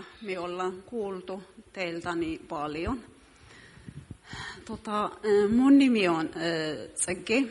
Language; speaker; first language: Finnish; non-native, fluent; Amharic